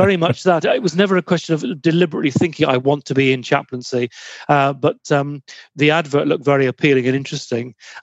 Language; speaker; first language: English; native; English